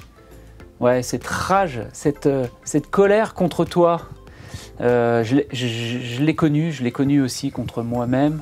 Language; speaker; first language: French; native; French